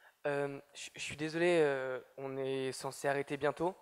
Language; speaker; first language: French; native; French